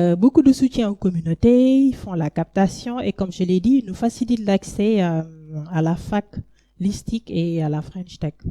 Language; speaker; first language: French; non-native, local second language; Wolof